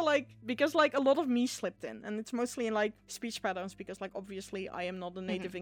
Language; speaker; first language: English; non-native, fluent; Dutch